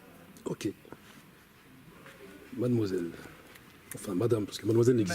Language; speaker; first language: French; native; French